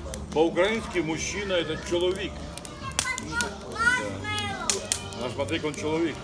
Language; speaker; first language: Russian; native; Russian